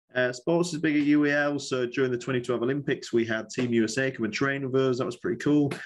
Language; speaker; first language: English; native; English